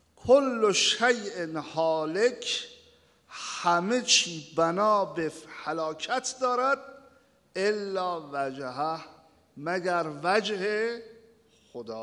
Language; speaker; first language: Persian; native; Persian